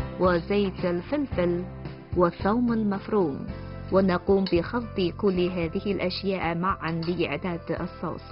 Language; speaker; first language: Arabic; non-native, fluent; Chinese